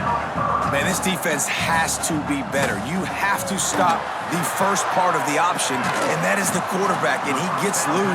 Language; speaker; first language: English; native; English